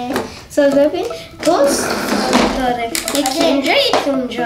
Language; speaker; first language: Persian; early bilingual, heritage; Persian